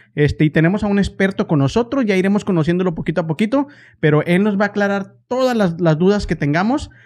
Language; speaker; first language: Spanish; native; Spanish